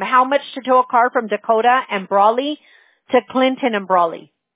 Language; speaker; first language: English; early bilingual, other home language; Spanish